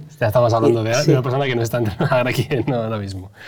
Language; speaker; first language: Spanish; native; Spanish